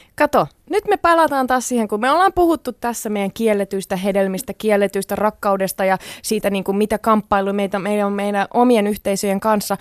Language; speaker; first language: Finnish; early bilingual, other home language; Sinhala